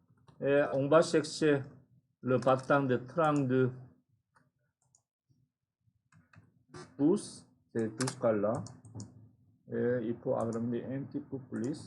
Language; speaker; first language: French; non-native, fluent; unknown